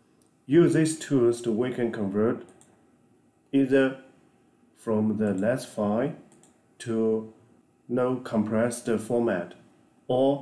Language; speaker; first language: English; non-native, fluent; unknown